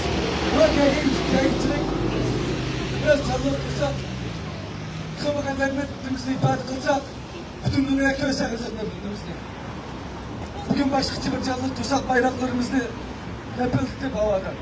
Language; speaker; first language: Turkish; non-native, learner; Uyghur